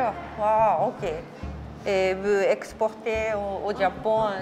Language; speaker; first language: French; non-native, learner; Japanese